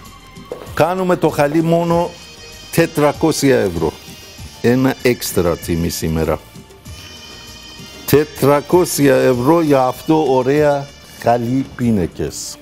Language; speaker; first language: Greek; non-native, learner; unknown